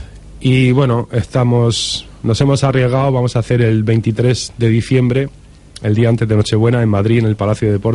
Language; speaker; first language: Spanish; native; Spanish